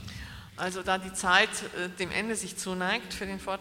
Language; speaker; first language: German; native; German